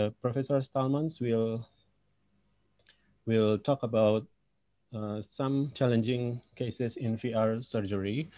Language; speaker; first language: English; non-native, local second language; Indonesian